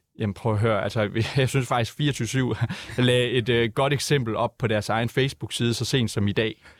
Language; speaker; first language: Danish; native; Danish